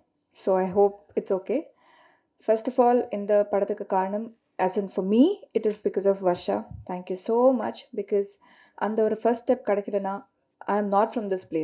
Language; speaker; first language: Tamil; non-native, learner; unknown